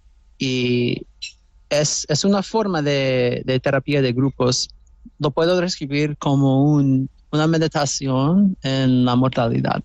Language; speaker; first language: Spanish; non-native, fluent; English